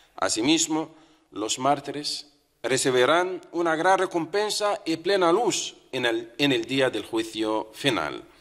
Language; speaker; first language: Spanish; non-native, fluent; Arabic